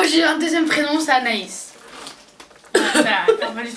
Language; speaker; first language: French; native; French